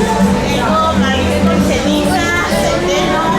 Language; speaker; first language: Spanish; native; Spanish